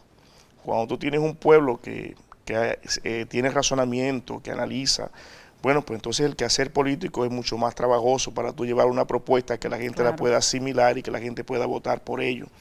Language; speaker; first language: Spanish; native; Spanish